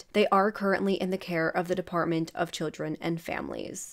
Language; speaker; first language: English; native; English